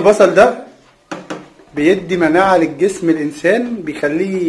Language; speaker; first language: Arabic; native; Arabic